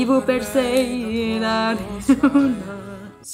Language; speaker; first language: Italian; non-native, learner; French